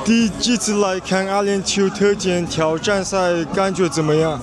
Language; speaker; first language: Chinese; non-native, fluent; Mongolian